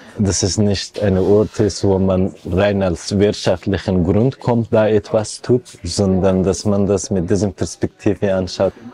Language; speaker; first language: German; non-native, fluent; Persian